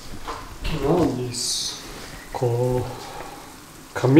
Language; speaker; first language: Portuguese; non-native, learner; Turkish